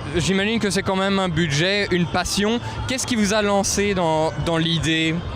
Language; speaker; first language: French; native; French